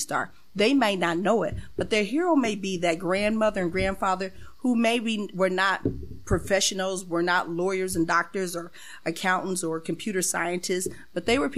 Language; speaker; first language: English; native; English